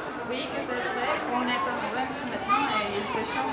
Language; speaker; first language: French; non-native, learner; Spanish